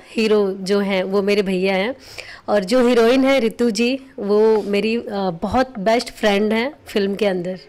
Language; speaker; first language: Hindi; non-native, local second language; Bhojpuri